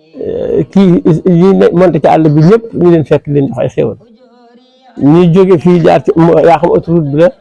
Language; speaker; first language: Wolof; native; Wolof